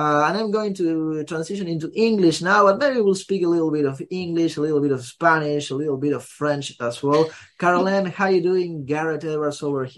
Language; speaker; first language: English; non-native, fluent; Spanish